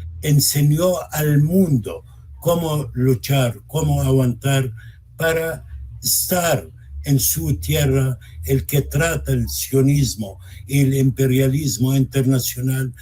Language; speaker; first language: Spanish; non-native, fluent; Arabic